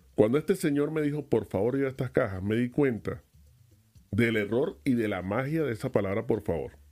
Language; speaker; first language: Spanish; native; Spanish